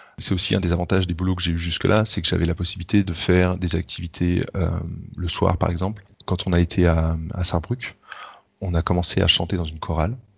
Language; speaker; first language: French; native; French